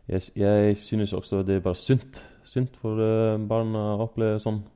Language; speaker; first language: Norwegian; non-native, fluent; Icelandic